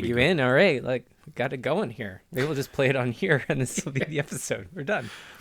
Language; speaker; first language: English; native; English